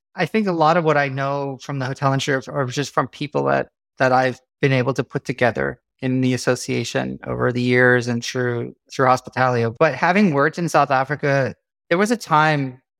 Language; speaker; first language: English; native; English